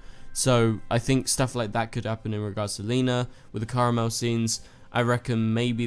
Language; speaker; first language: English; native; English